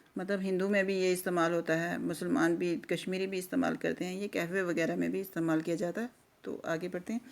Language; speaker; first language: Urdu; non-native, local second language; Kashmiri